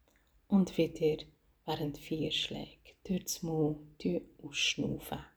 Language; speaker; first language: German; native; German